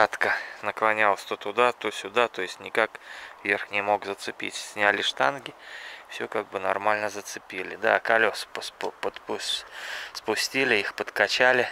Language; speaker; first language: Russian; native; Russian